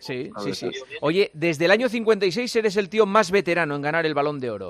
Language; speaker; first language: Spanish; native; Spanish